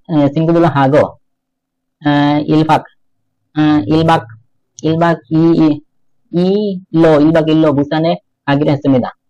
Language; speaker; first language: Korean; non-native, learner; Bangla